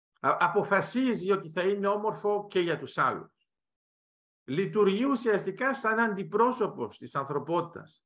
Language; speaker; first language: Greek; early bilingual, heritage; Greek